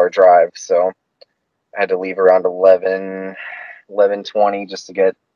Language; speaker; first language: English; native; English